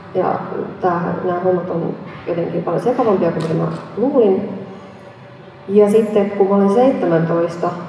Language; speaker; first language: Finnish; non-native, local second language; Estonian